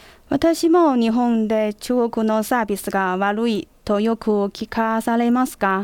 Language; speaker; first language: Japanese; non-native, fluent; Chinese